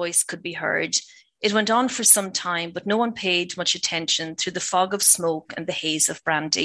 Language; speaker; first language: English; native; English